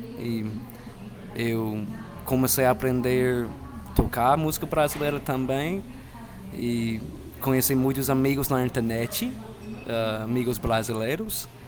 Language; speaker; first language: Portuguese; non-native, learner; English